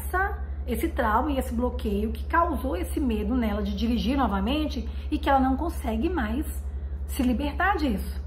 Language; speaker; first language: Portuguese; native; Portuguese